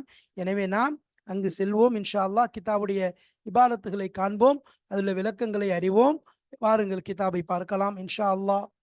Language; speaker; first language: Tamil; native; Tamil